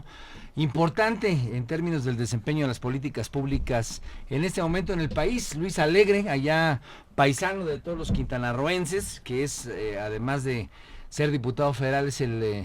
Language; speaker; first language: Spanish; native; Spanish